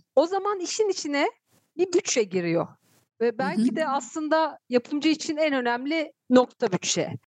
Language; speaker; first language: Turkish; native; Turkish